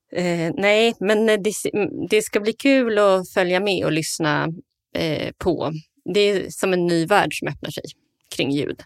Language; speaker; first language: Swedish; native; Swedish